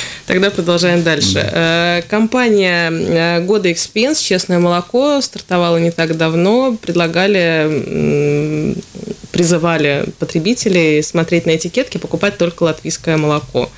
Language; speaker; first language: Russian; native; Russian